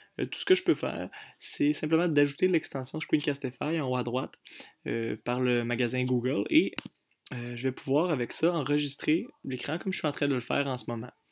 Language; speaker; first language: French; native; French